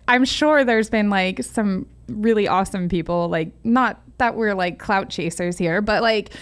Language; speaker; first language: English; native; English